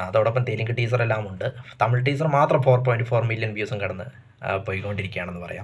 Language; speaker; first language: Malayalam; native; Malayalam